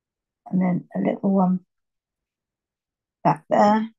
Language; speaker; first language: English; native; English